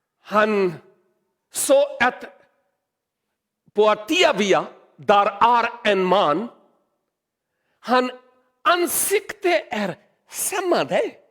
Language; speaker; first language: Swedish; non-native, learner; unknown